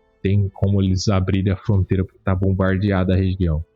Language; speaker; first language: Portuguese; native; Portuguese